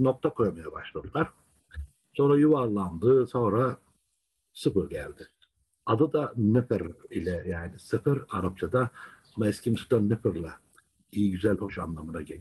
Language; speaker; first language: Turkish; native; Turkish